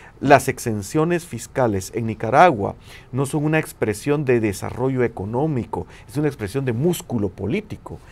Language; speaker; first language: Spanish; native; Spanish